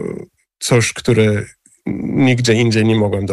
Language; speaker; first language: Polish; non-native, fluent; English